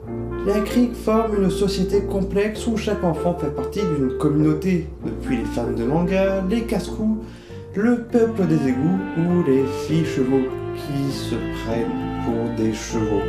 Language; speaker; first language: French; native; French